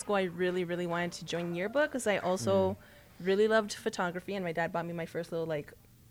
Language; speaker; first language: English; early bilingual, other home language; Spanish